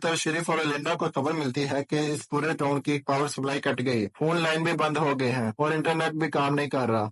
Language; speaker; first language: Hindi; native; Hindi